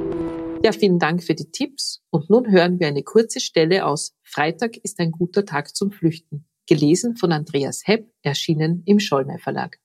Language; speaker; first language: German; native; German